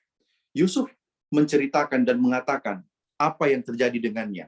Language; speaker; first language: Indonesian; native; Indonesian